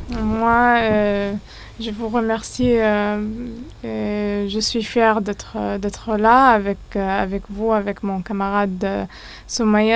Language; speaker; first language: French; non-native, learner; Arabic